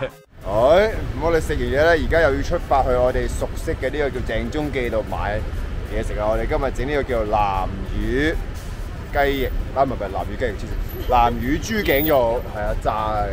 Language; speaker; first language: Cantonese; native; Cantonese